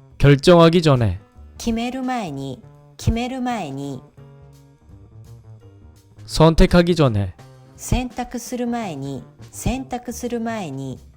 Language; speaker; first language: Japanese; non-native, fluent; Korean